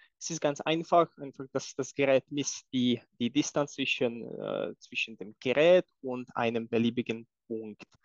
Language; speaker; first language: German; non-native, fluent; Czech